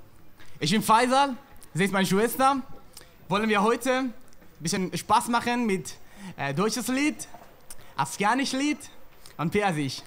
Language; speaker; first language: German; non-native, learner; Persian